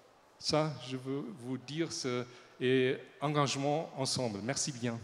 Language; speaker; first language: French; non-native, learner; German